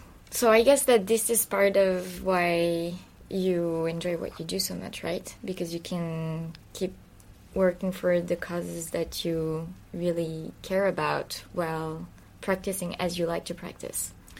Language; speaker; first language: English; non-native, fluent; French